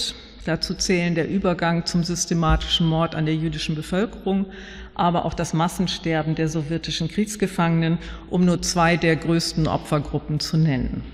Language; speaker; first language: German; native; German